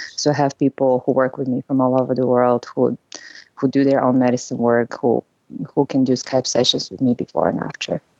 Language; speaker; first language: English; non-native, fluent; Bulgarian